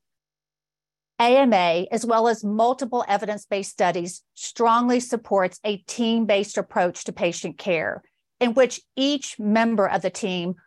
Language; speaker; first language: English; native; English